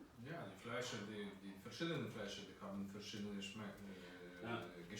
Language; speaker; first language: German; non-native, learner; Russian